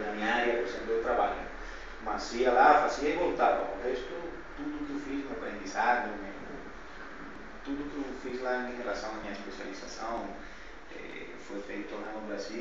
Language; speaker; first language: Portuguese; non-native, fluent; Spanish